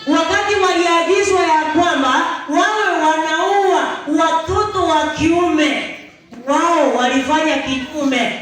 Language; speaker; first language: Swahili; non-native, local second language; Gusii